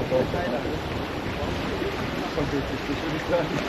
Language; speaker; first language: German; native; German